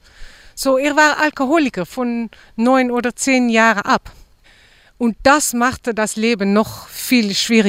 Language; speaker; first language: German; non-native, fluent; Dutch